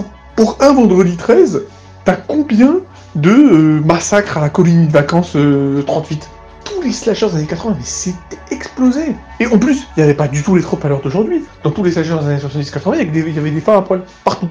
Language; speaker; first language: French; native; French